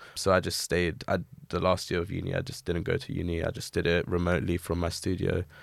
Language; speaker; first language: English; native; English